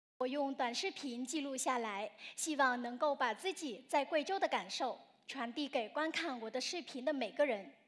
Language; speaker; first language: Chinese; non-native, fluent; Vietnamese